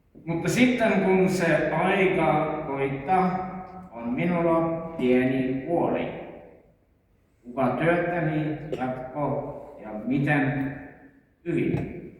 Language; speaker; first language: Finnish; non-native, local second language; Estonian